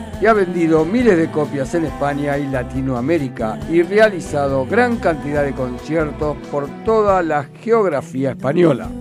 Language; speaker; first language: Spanish; native; Spanish